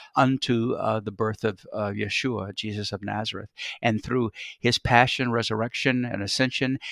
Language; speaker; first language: English; native; English